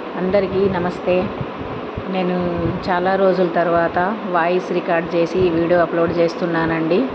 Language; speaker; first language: Telugu; non-native, local second language; Urdu